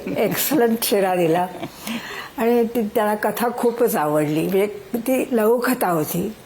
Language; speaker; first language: Marathi; native; Marathi